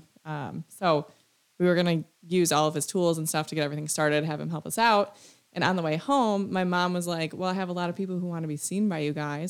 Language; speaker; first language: English; native; English